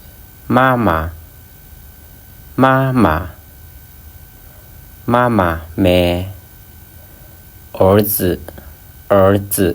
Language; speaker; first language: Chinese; non-native, fluent; Lao